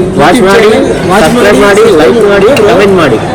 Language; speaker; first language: Kannada; non-native, learner; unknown